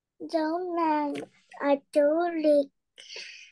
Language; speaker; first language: Vietnamese; early bilingual, heritage; Vietnamese